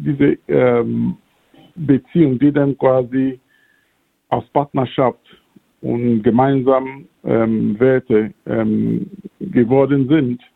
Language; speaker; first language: German; non-native, fluent; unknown